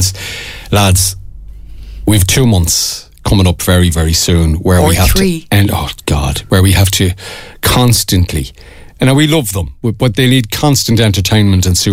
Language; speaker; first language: English; native; English